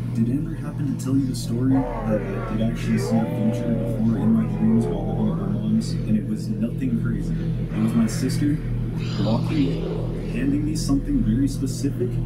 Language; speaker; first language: English; native; English